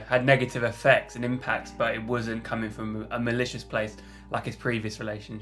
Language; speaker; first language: English; native; English